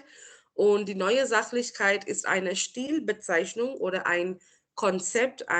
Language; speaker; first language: German; non-native, fluent; Marathi